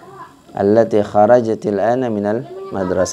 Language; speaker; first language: Arabic; non-native, fluent; Indonesian